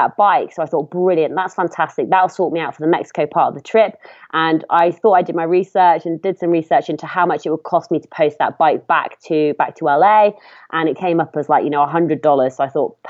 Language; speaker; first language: English; native; English